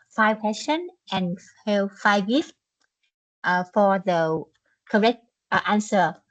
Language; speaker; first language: English; non-native, learner; Vietnamese